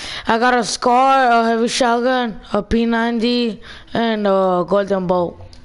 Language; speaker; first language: English; early bilingual, other home language; Spanish